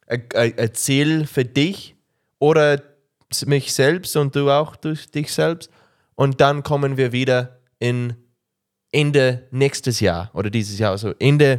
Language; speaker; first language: German; non-native, learner; English